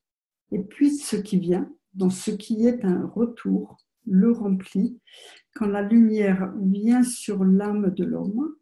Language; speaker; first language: French; native; French